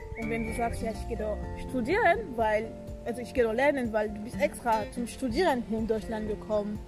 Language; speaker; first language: German; non-native, fluent; French